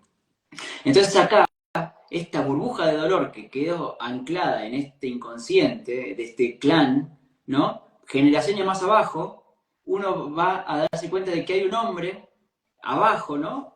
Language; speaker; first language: Spanish; native; Spanish